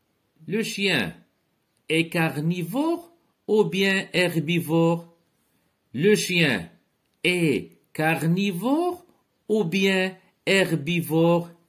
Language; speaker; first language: French; non-native, local second language; Arabic